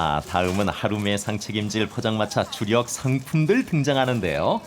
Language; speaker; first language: Korean; native; Korean